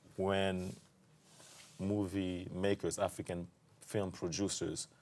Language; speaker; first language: English; non-native, fluent; French